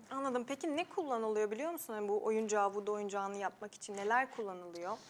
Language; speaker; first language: Turkish; native; Turkish